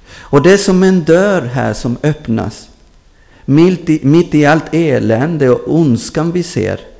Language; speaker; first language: Swedish; non-native, fluent; Spanish